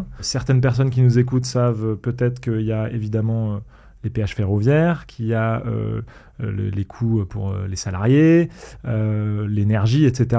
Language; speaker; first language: French; native; French